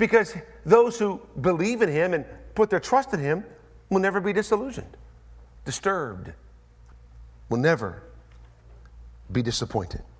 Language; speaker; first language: English; native; English